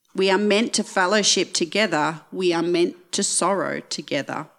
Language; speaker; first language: English; native; English